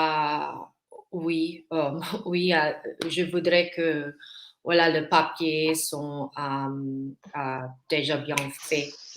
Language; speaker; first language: French; non-native, learner; Filipino